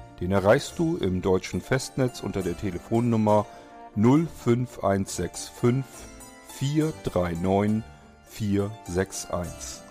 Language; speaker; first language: German; native; German